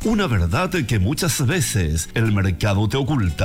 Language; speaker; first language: Spanish; native; Spanish